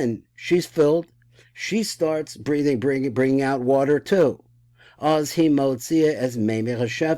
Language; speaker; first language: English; native; English